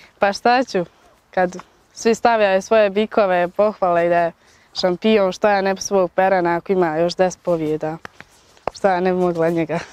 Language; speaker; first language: Bosnian; native; Bosnian